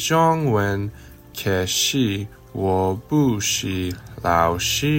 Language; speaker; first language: Chinese; non-native, learner; English